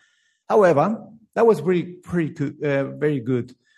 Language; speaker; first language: English; non-native, fluent; Spanish